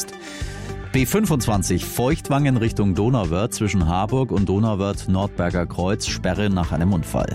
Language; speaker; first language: German; native; German